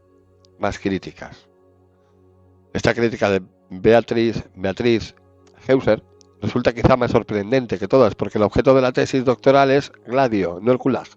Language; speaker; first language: Spanish; native; Spanish